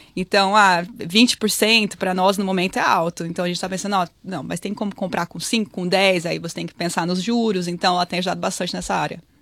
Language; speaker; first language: Portuguese; native; Portuguese